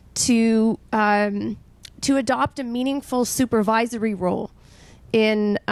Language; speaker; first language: English; native; English